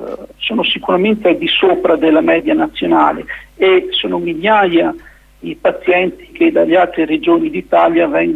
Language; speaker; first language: Italian; native; Italian